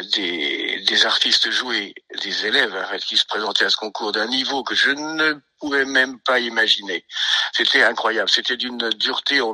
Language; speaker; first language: French; native; French